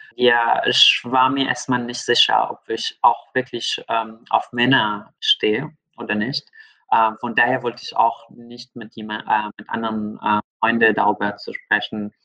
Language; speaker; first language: German; non-native, fluent; Arabic